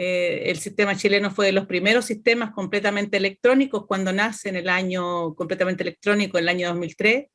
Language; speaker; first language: Spanish; native; Spanish